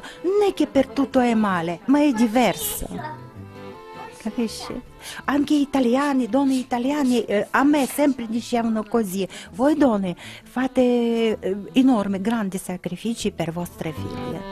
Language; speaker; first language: Italian; non-native, learner; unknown